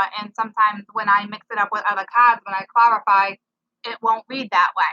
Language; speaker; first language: English; native; English